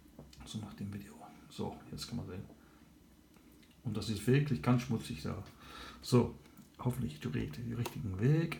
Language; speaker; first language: German; non-native, learner; English